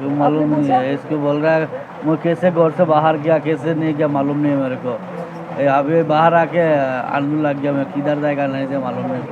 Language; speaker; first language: Hindi; non-native, local second language; Bangla